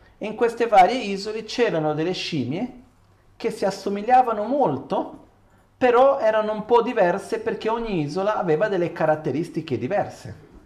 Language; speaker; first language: Italian; non-native, fluent; Portuguese